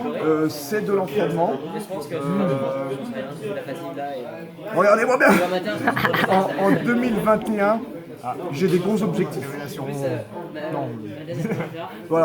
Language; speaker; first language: French; native; French